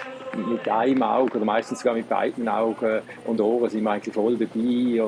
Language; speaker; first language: German; native; German